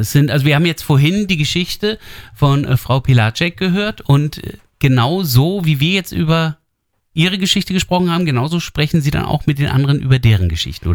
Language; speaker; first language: German; native; German